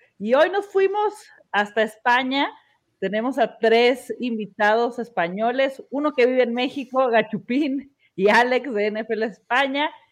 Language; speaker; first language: Spanish; early bilingual, heritage; Spanish